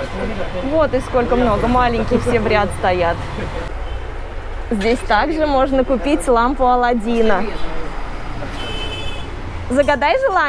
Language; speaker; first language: Russian; native; Russian